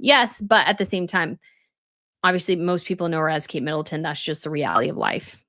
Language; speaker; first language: English; native; English